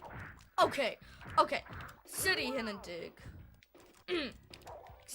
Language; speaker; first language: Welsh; non-native, local second language; English